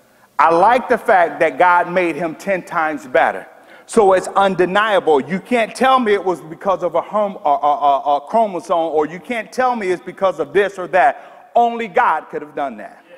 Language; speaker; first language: English; native; English